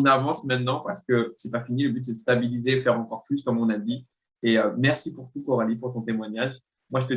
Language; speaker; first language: French; native; French